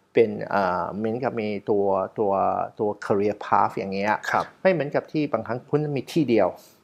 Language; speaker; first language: Thai; non-native, fluent; Chinese